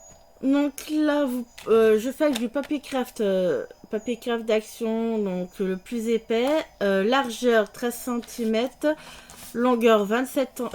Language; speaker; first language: French; native; French